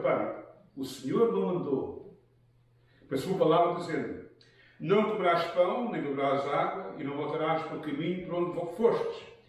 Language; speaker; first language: Portuguese; native; Portuguese